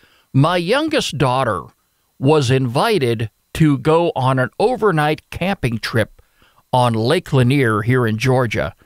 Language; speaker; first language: English; native; English